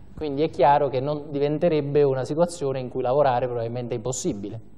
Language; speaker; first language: Italian; native; Italian